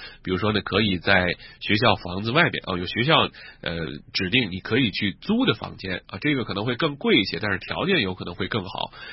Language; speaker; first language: Chinese; native; Chinese